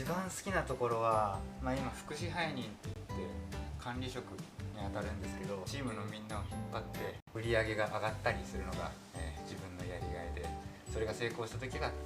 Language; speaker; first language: Japanese; native; Japanese